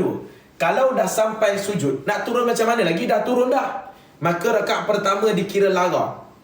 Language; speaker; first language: Malay; native; Malay